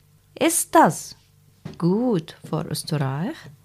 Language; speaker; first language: German; non-native, learner; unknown